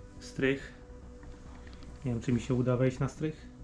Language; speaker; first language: Polish; native; Polish